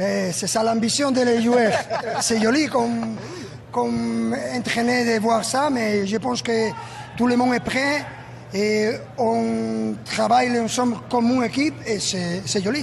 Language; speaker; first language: French; non-native, learner; Spanish